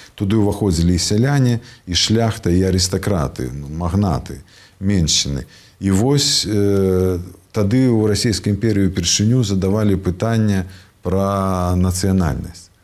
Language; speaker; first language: Belarusian; native; Belarusian